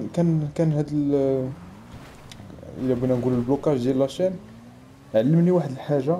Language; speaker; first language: Arabic; native; Arabic